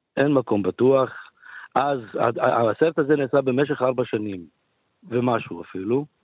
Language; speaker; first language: Hebrew; non-native, local second language; Arabic